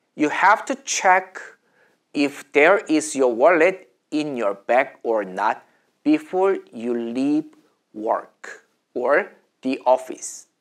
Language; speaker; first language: English; non-native, fluent; Korean